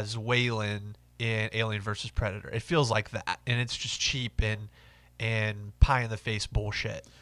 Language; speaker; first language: English; native; English